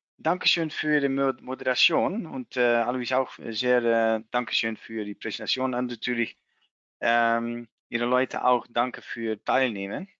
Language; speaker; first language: German; non-native, learner; Dutch